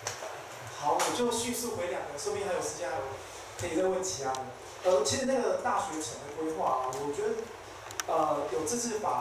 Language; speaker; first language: Chinese; native; Chinese